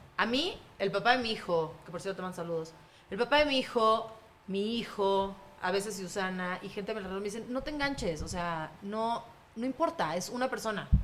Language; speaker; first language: Spanish; native; Spanish